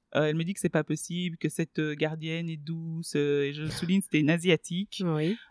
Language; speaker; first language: French; non-native, fluent; Swahili